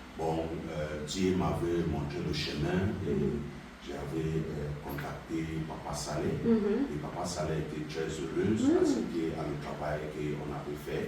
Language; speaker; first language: French; non-native, local second language; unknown